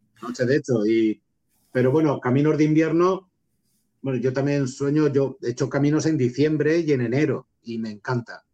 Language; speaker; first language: Spanish; native; Spanish